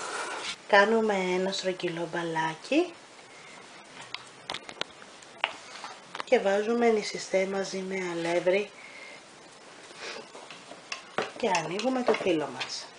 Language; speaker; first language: Greek; native; Greek